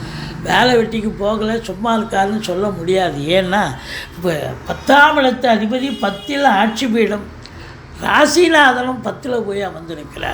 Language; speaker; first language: Tamil; native; Tamil